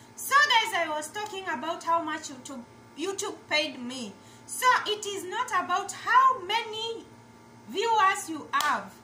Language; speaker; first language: English; non-native, local second language; Kamba